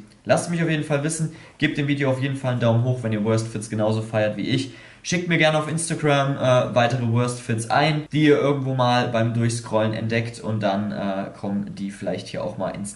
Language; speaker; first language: German; native; German